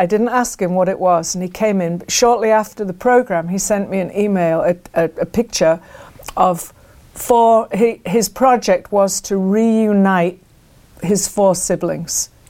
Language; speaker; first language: English; native; English